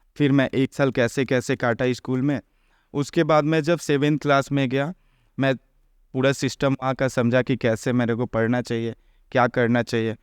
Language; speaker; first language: Hindi; native; Hindi